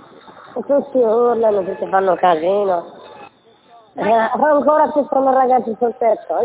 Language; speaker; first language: Italian; non-native, learner; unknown